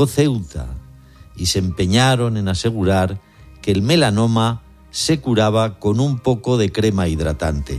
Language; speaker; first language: Spanish; native; Spanish